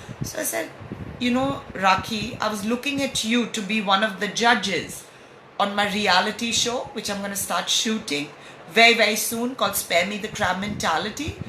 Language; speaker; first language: English; non-native, local second language; Hindi